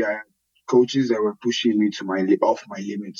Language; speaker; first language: English; non-native, local second language; Yoruba